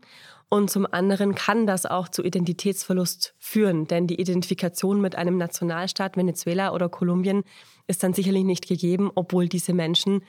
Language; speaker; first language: German; native; German